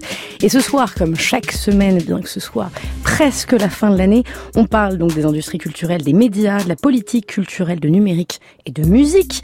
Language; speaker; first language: French; native; French